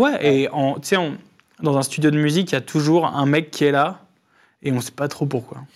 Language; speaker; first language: French; native; French